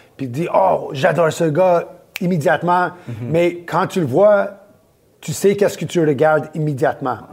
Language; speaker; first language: French; native; French